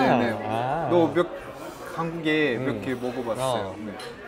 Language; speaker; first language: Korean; non-native, learner; Russian